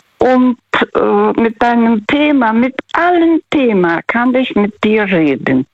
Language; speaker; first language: German; non-native, fluent; Russian